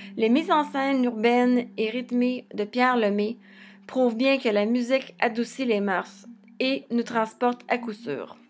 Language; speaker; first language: French; native; French